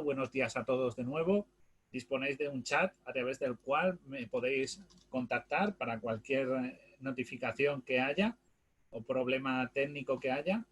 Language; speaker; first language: Spanish; native; Spanish